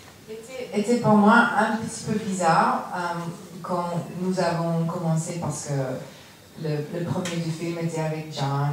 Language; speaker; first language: French; non-native, learner; English